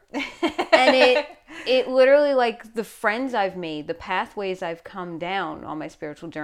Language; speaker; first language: English; native; English